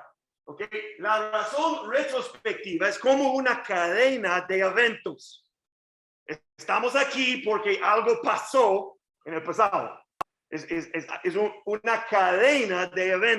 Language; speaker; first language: Spanish; non-native, learner; English